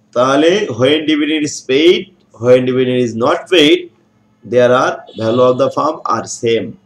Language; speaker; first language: English; non-native, local second language; Bangla